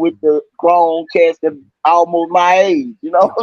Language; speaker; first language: English; native; English